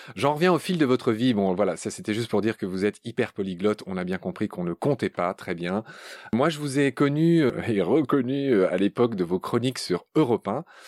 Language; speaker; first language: French; native; French